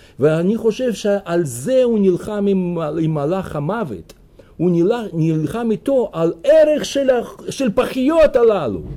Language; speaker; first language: Hebrew; non-native, fluent; Russian